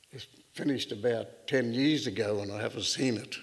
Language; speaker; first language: English; native; English